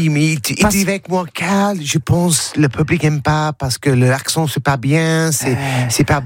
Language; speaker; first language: French; non-native, learner; English